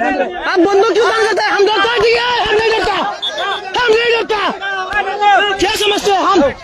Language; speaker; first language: Hindi; non-native, learner; Bangla